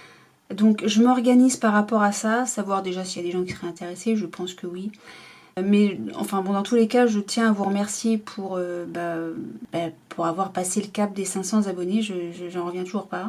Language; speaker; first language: French; native; French